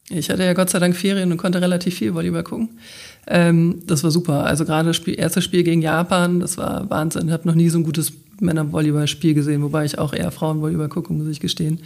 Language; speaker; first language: German; native; German